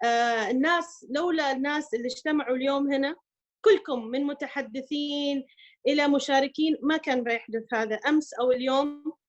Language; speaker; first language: Arabic; native; Arabic